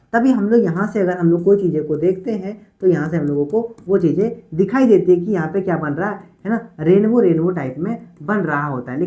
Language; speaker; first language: Hindi; native; Hindi